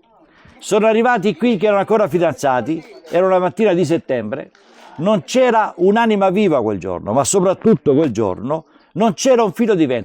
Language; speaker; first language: Italian; native; Italian